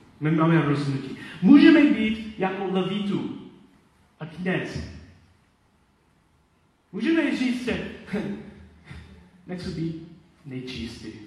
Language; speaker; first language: Czech; non-native, learner; Polish